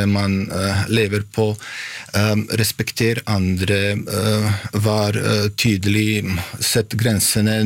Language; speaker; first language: Norwegian; non-native, fluent; Bosnian